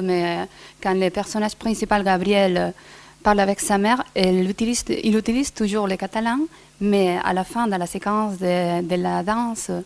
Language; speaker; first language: French; non-native, fluent; Spanish